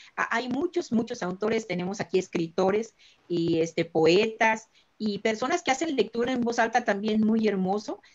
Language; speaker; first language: Spanish; native; Spanish